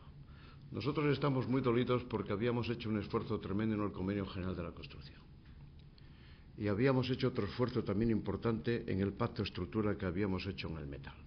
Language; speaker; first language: Spanish; native; Spanish